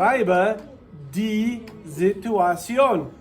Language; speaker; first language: German; non-native, fluent; English